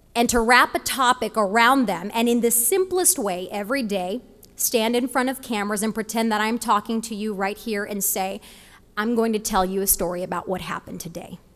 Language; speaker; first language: English; early bilingual, other home language; Spanish